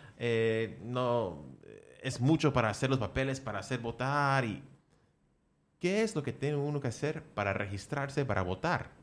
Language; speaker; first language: Spanish; early bilingual, heritage; Spanish